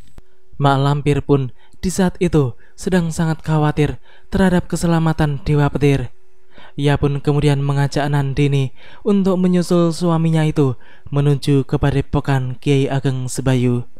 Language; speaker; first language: Indonesian; native; Indonesian